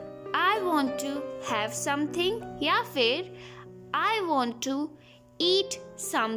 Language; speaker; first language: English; non-native, local second language; Hindi